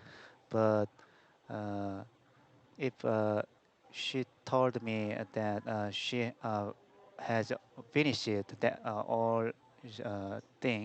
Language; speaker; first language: English; non-native, learner; Korean